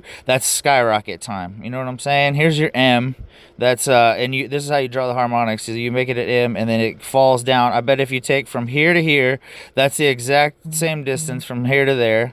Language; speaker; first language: English; native; English